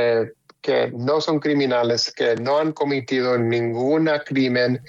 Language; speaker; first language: Spanish; early bilingual, heritage; Spanish